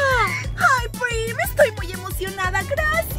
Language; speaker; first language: Spanish; native; Spanish